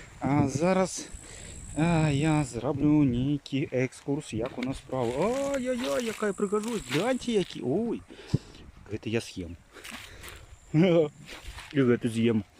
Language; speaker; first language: Belarusian; native; Belarusian